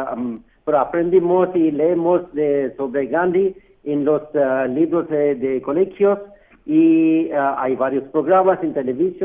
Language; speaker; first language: Spanish; non-native, fluent; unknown